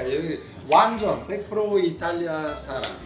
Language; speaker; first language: Korean; non-native, learner; Italian